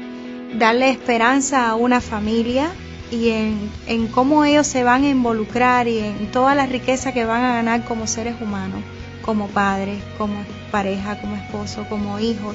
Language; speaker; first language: Spanish; native; Spanish